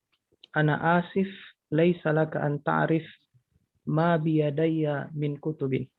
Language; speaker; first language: Arabic; non-native, learner; Indonesian